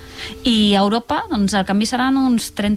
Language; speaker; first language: Catalan; native; Catalan